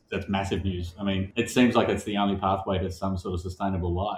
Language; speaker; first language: English; native; English